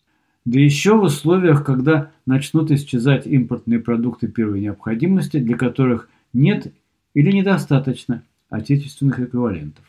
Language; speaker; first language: Russian; native; Russian